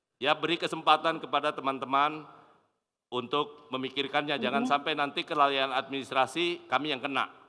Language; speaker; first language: Indonesian; native; Indonesian